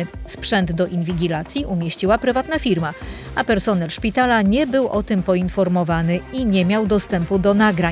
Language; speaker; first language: Polish; native; Polish